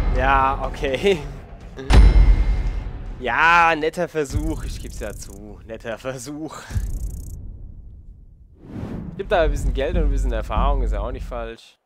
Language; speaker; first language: German; native; German